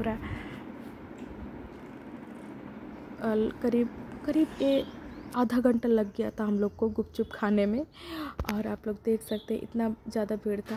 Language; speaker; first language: Hindi; non-native, local second language; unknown